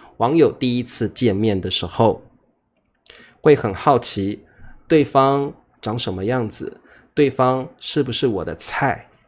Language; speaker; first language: Chinese; native; Chinese